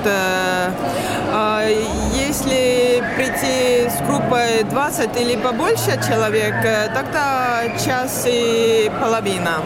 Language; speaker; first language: Russian; non-native, learner; Estonian